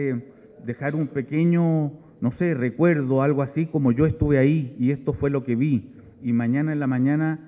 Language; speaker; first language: Spanish; native; Spanish